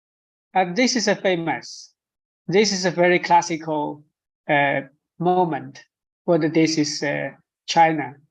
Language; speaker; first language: English; non-native, fluent; Chinese